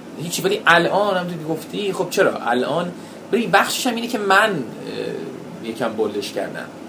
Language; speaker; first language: Persian; early bilingual, heritage; Persian